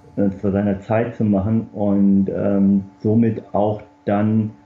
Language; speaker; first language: German; early bilingual, other home language; Korean